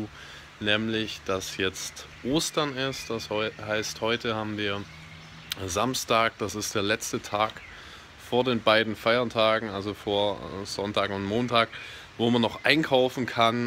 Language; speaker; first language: German; native; German